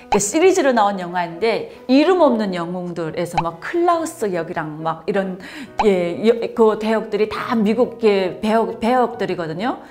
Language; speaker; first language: Korean; native; Korean